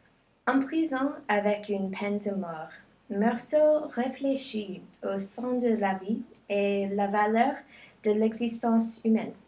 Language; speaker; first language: French; non-native, learner; English